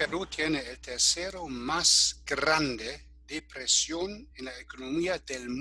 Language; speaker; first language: Spanish; non-native, fluent; German